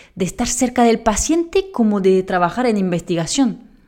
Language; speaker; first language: Spanish; non-native, fluent; French